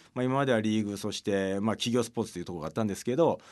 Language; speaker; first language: Japanese; native; Japanese